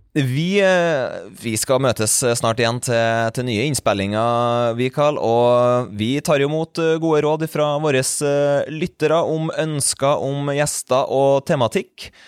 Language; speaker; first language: Norwegian; native; Norwegian